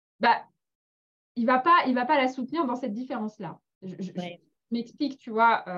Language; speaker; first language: French; native; French